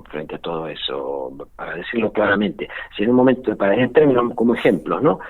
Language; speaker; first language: Spanish; native; Spanish